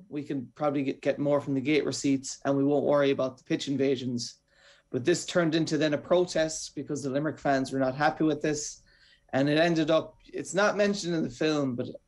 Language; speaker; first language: English; native; English